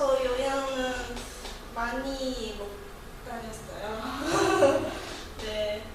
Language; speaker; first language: Korean; non-native, learner; Chinese